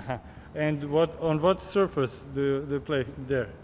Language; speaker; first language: English; non-native, learner; Serbian